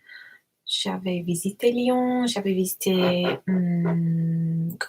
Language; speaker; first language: French; non-native, learner; English